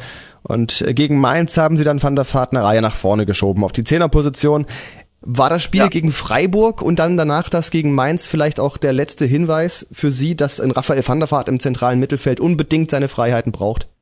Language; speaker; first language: German; native; German